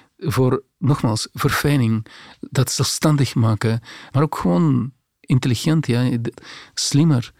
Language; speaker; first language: Dutch; non-native, fluent; Russian